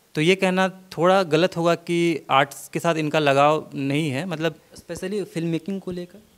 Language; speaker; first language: Hindi; native; Hindi